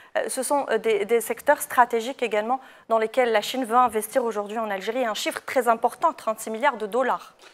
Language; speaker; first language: French; non-native, local second language; Arabic